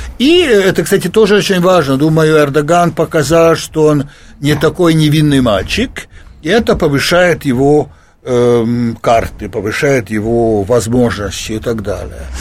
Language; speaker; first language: Russian; non-native, fluent; Hungarian